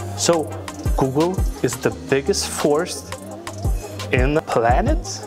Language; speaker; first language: English; non-native, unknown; Lithuanian